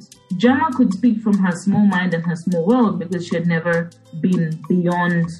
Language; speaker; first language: English; non-native, local second language; Bemba